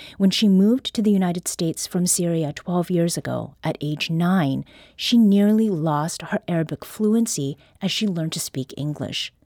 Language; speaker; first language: English; early bilingual, other home language; Korean